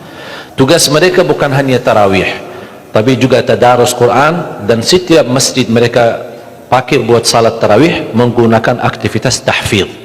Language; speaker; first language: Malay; non-native, fluent; Arabic